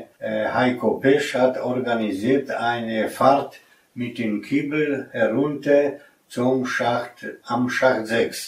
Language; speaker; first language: German; non-native, fluent; Polish